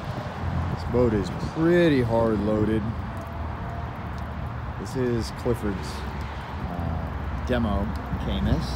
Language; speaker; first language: English; native; English